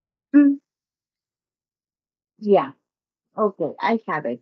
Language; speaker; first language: English; non-native, learner; Spanish